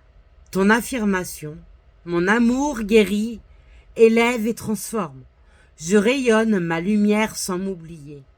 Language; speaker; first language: French; native; French